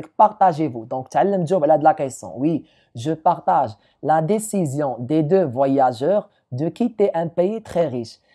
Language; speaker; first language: French; non-native, local second language; Arabic